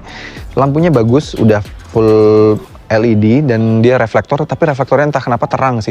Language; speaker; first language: Indonesian; native; Indonesian